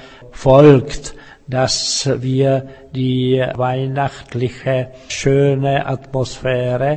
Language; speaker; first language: German; non-native, fluent; Czech